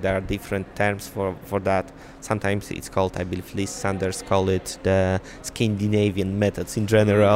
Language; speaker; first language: English; non-native, fluent; Polish